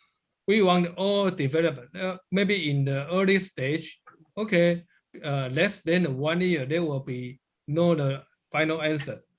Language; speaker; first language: English; non-native, learner; Chinese